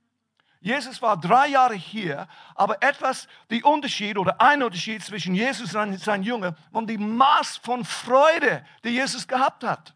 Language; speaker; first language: German; non-native, fluent; English